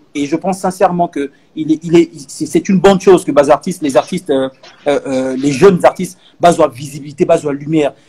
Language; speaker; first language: French; non-native, local second language; Lingala